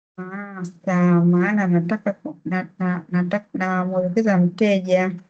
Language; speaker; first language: Swahili; native; Swahili